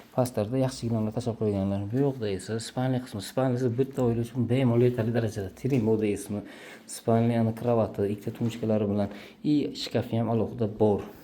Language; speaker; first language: Uzbek; native; Uzbek